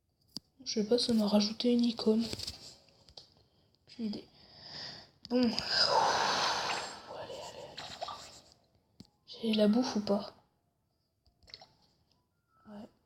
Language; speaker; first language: French; native; French